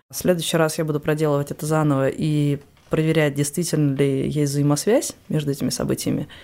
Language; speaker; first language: Russian; native; Russian